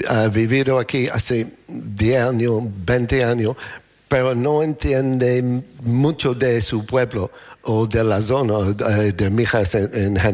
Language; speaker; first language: Spanish; non-native, learner; English